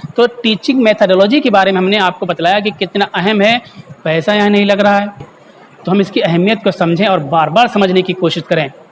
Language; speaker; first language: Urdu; native; Urdu